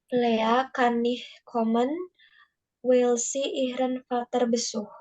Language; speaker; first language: German; non-native, learner; Indonesian